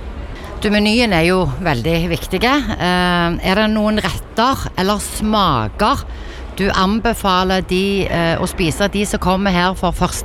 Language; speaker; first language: Norwegian; native; Norwegian